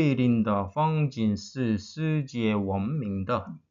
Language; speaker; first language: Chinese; non-native, learner; Korean